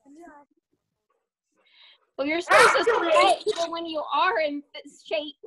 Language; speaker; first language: English; native; English